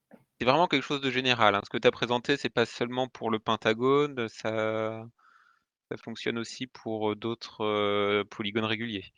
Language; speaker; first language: French; native; French